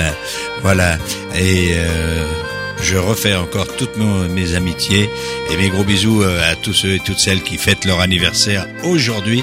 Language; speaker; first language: French; native; French